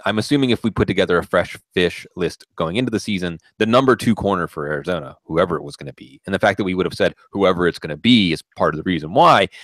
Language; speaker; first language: English; native; English